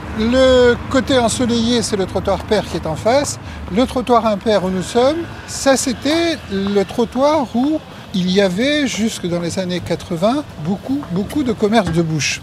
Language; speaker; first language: French; native; French